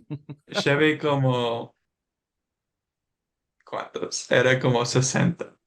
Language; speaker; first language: Spanish; non-native, learner; English